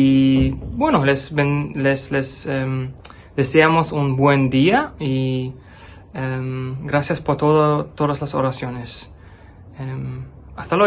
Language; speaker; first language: Spanish; non-native, fluent; German